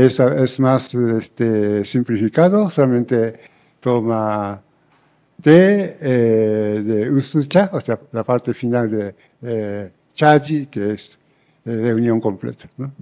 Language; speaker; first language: Spanish; non-native, fluent; Japanese